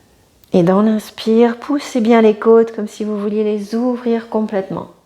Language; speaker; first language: French; native; French